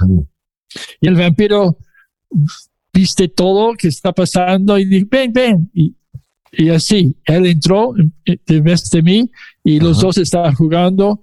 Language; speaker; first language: Spanish; non-native, fluent; English